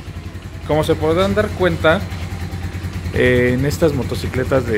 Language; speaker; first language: Spanish; native; Spanish